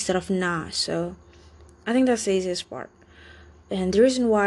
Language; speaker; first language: English; non-native, fluent; Indonesian